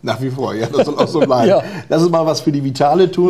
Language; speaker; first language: German; native; German